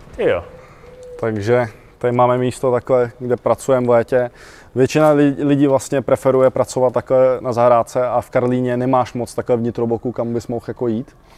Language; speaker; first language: Czech; early bilingual, other home language; Russian